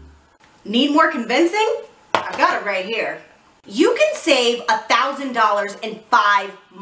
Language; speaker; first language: English; native; English